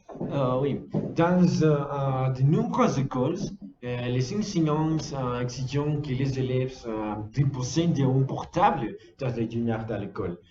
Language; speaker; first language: French; non-native, learner; Spanish